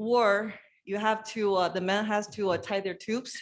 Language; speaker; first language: English; non-native, fluent; Chinese